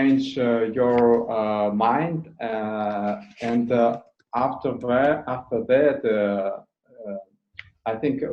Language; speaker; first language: English; non-native, learner; Russian